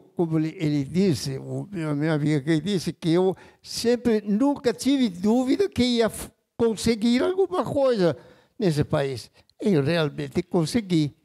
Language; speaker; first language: Portuguese; non-native, fluent; Italian